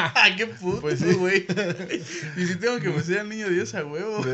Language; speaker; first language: Spanish; native; Spanish